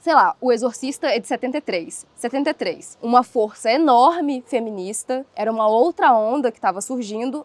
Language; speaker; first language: Portuguese; native; Portuguese